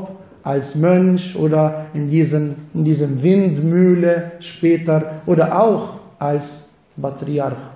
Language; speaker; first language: German; non-native, fluent; Arabic